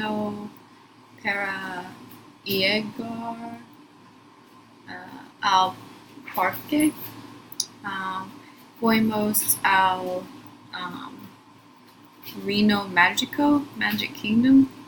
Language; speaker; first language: Spanish; non-native, learner; English